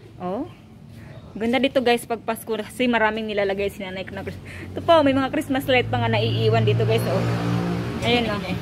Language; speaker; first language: Filipino; native; Filipino